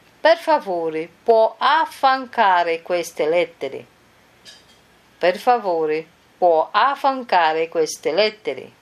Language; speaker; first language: Italian; non-native, fluent; Portuguese